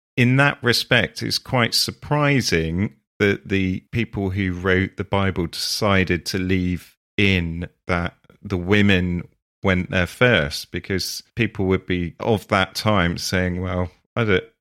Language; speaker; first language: English; native; English